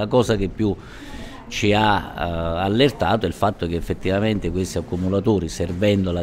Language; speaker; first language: Italian; native; Italian